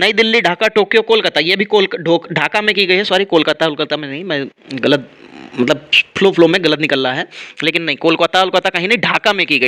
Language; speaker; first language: Hindi; native; Hindi